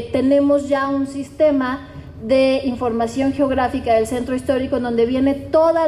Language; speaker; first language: Spanish; native; Spanish